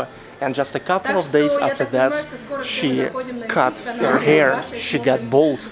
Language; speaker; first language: English; non-native, fluent; Russian